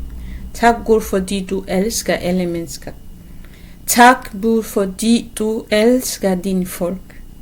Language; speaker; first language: Danish; non-native, learner; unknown